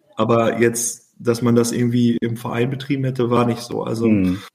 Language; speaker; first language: German; native; German